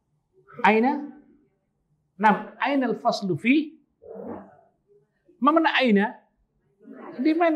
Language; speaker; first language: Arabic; non-native, fluent; Malay